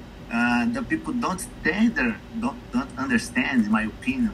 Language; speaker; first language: English; non-native, learner; Portuguese